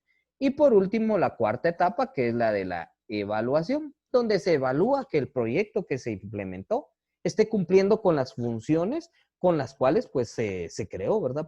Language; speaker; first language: Spanish; native; Spanish